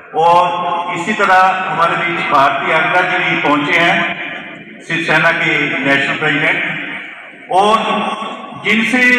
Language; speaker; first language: Hindi; non-native, local second language; Punjabi